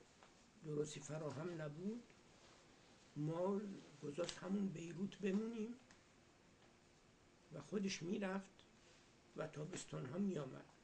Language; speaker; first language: Persian; early bilingual, heritage; Persian